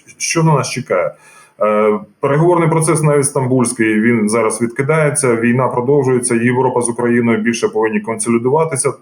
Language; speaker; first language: Ukrainian; native; Ukrainian